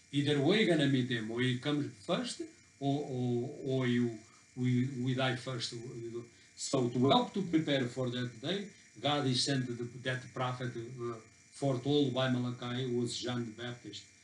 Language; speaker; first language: English; non-native, fluent; Portuguese